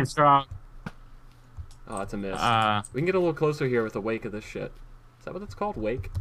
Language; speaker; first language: English; native; English